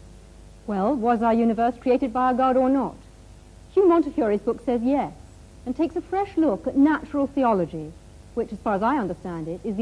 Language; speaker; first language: English; native; English